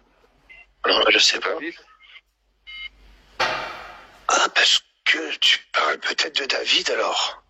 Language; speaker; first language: French; native; French